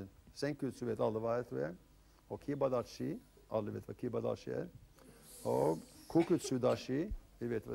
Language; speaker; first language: Norwegian; native; Norwegian